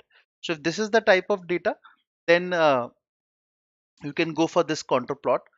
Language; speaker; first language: English; non-native, local second language; Hindi